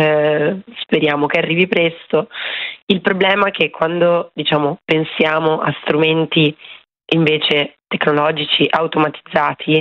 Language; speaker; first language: Italian; native; Italian